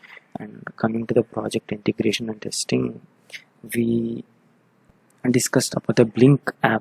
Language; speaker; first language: English; non-native, local second language; Telugu